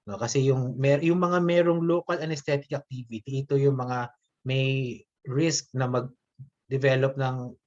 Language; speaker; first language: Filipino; native; Filipino